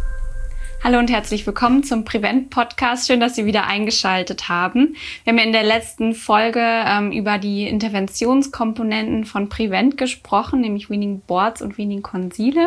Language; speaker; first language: German; native; German